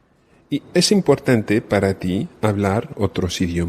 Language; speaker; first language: Spanish; non-native, fluent; English